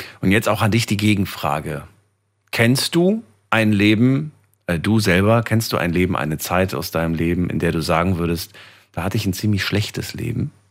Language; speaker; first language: German; native; German